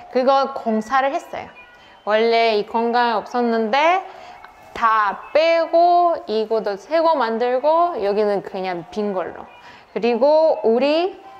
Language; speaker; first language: Korean; non-native, fluent; Russian